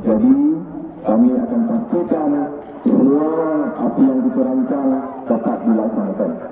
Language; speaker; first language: Malay; native; Malay